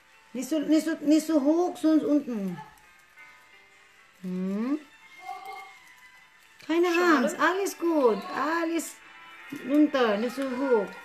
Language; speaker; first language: German; non-native, learner; Cebuano